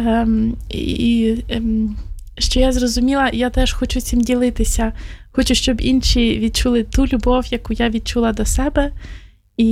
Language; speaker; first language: Ukrainian; native; Ukrainian